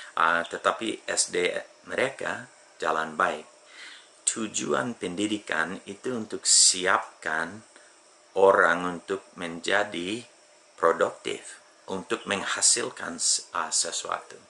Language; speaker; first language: Indonesian; non-native, fluent; English